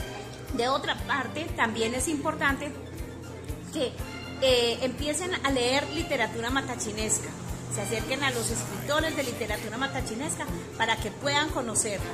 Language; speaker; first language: Spanish; native; Spanish